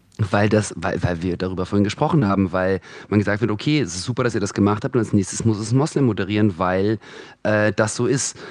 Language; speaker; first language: German; early bilingual, other home language; Russian